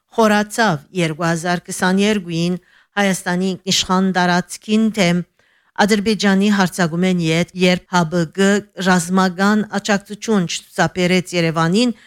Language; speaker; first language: Armenian; early bilingual, heritage; Armenian